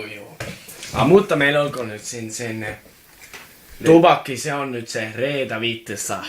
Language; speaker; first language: Finnish; non-native, learner; Estonian